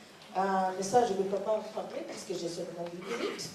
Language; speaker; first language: French; non-native, learner; Norwegian